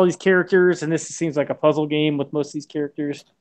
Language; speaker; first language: English; native; English